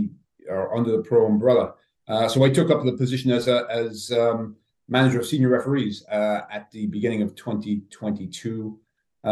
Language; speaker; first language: English; native; English